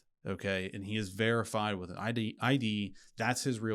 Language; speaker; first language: English; native; English